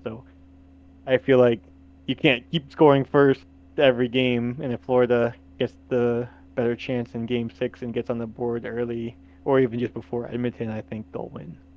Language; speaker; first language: English; native; English